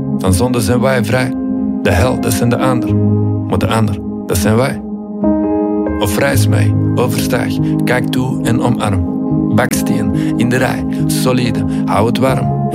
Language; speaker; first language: Dutch; native; Dutch